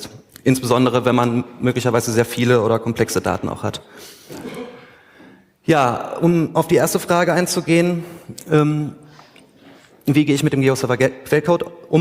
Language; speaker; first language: German; native; German